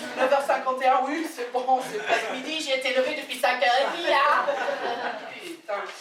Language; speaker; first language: French; non-native, fluent; English